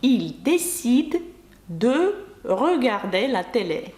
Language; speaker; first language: French; non-native, fluent; Russian